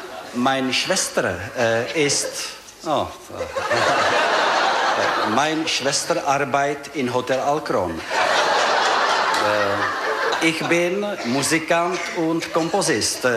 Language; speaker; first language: German; non-native, learner; Czech